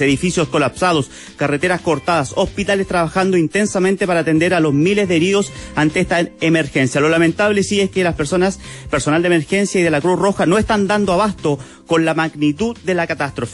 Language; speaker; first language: Spanish; native; Spanish